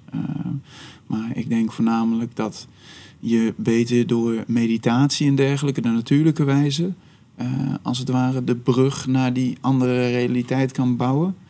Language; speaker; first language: Dutch; native; Dutch